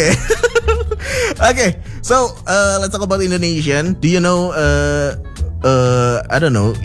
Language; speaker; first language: English; non-native, learner; Indonesian